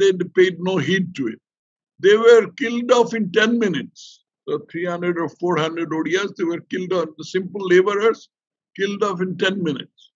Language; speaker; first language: English; non-native, local second language; Bangla